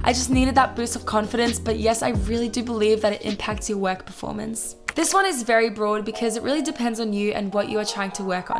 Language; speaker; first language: English; native; English